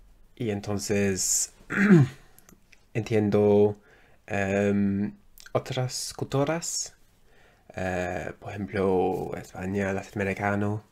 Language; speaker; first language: Spanish; non-native, learner; English